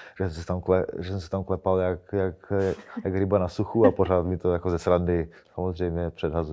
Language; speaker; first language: Czech; native; Czech